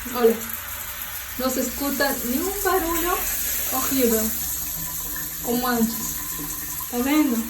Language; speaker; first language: Portuguese; non-native, learner; Spanish